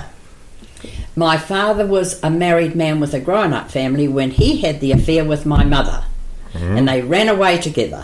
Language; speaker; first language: English; native; English